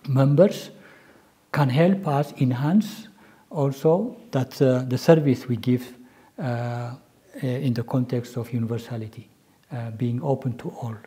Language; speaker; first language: English; non-native, local second language; Amharic